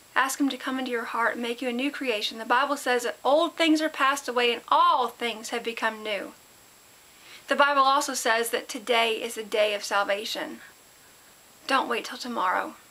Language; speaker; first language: English; native; English